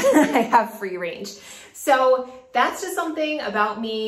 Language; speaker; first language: English; native; English